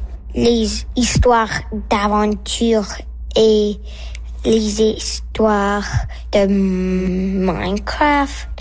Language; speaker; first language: French; non-native, local second language; English